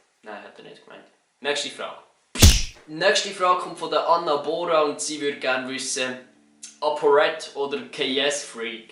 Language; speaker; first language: German; native; German